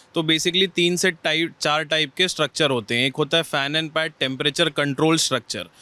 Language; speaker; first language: Hindi; native; Hindi